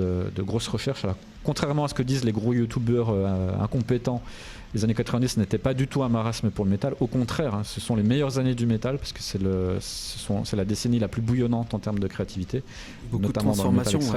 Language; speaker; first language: French; native; French